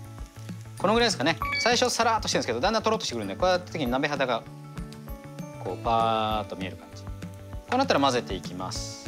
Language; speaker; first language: Japanese; native; Japanese